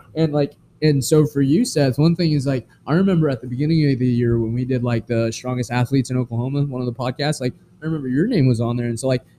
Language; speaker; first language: English; native; English